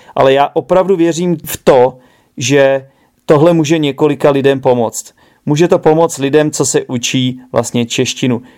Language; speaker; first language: Czech; native; Czech